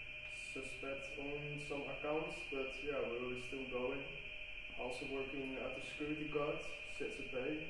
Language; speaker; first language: English; non-native, fluent; Dutch